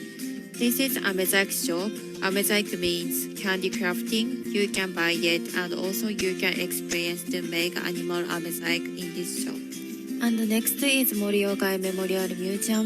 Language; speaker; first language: English; non-native, learner; Japanese